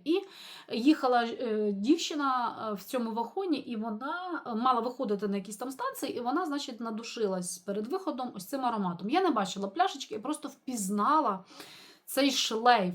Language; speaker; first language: Ukrainian; native; Ukrainian